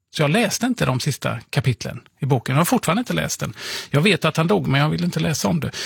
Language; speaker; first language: Swedish; native; Swedish